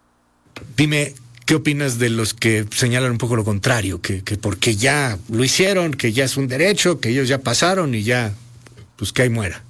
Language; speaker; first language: Spanish; native; Spanish